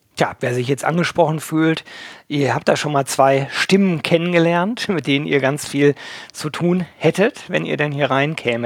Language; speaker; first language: German; native; German